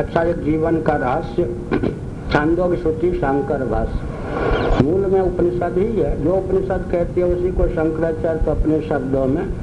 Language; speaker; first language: Hindi; non-native, local second language; Maithili